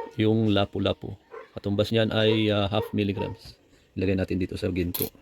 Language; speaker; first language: Filipino; native; Filipino